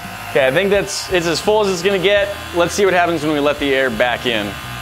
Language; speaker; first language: English; native; English